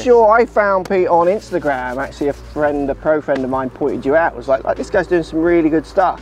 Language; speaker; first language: English; native; English